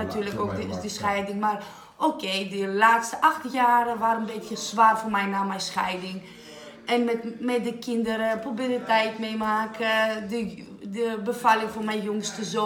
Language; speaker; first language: Dutch; non-native, fluent; Greek